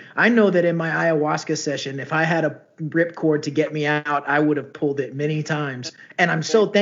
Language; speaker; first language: English; native; English